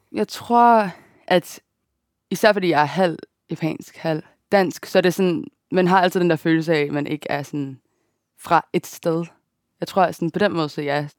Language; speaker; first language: Danish; early bilingual, other home language; Japanese